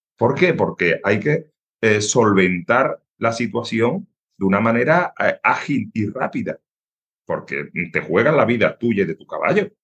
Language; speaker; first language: Spanish; native; Spanish